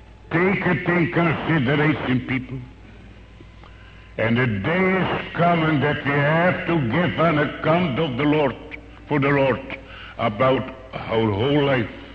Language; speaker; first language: English; non-native, fluent; Dutch